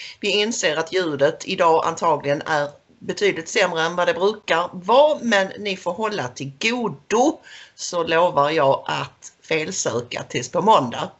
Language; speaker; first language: Swedish; native; Swedish